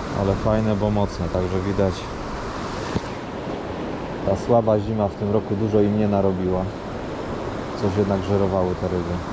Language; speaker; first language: Polish; native; Polish